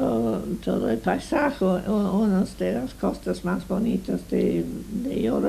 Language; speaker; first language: Spanish; non-native, fluent; English